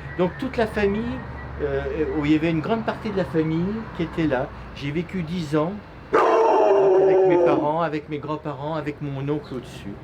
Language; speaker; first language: French; native; French